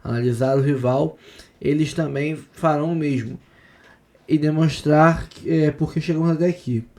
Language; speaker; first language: Portuguese; native; Portuguese